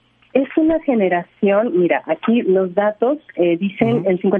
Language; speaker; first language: Spanish; native; Spanish